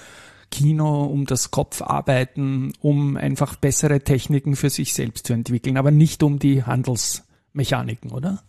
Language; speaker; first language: German; native; German